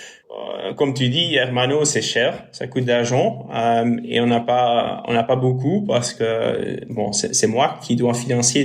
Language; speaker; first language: French; non-native, local second language; Dutch